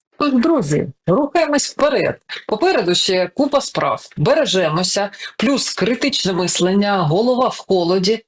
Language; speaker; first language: Ukrainian; native; Ukrainian